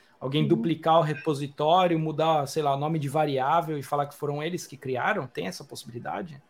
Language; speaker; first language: Portuguese; native; Portuguese